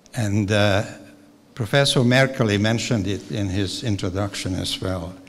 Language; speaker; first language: English; non-native, fluent; Hungarian